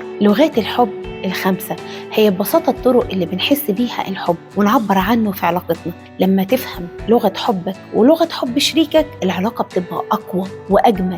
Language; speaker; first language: Arabic; native; Arabic